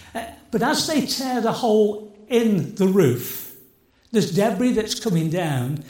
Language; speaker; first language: English; native; English